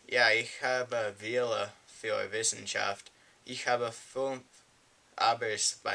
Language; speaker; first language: German; non-native, learner; English